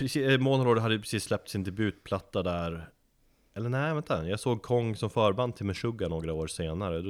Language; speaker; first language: Swedish; native; Swedish